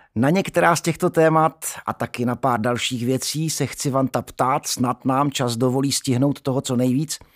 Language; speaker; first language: Czech; native; Czech